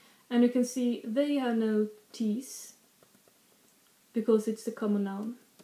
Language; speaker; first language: English; non-native, fluent; Swedish